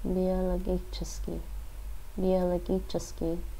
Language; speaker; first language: Russian; non-native, learner; English